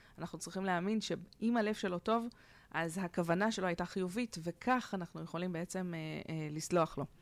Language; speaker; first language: Hebrew; native; Hebrew